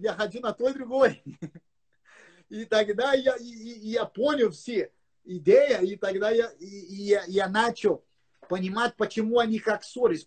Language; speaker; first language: Russian; non-native, learner; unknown